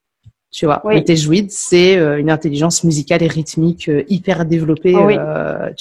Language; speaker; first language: French; native; French